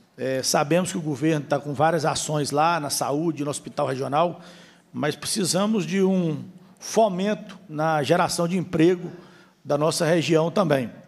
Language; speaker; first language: Portuguese; native; Portuguese